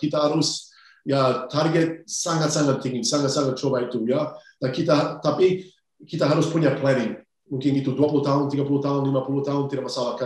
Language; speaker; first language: Indonesian; non-native, fluent; English